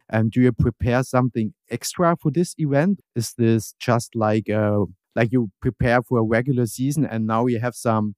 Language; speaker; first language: English; non-native, fluent; German